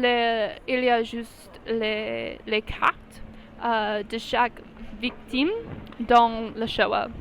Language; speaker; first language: French; non-native, learner; English